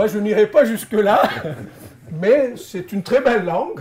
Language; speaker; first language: French; non-native, fluent; Turkish